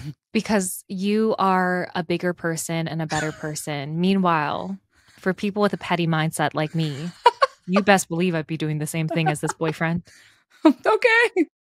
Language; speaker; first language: English; native; English